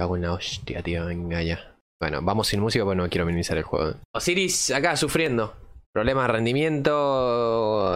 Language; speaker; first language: Spanish; native; Spanish